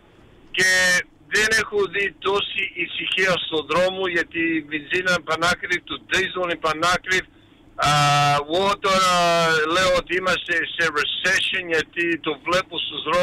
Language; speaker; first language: Greek; early bilingual, heritage; Greek